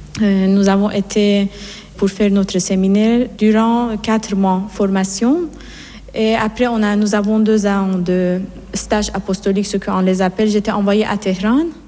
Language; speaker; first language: French; non-native, fluent; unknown